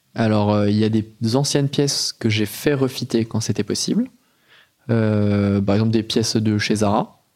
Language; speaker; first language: French; native; French